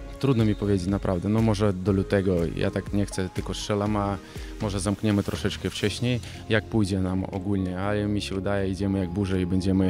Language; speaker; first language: Polish; non-native, fluent; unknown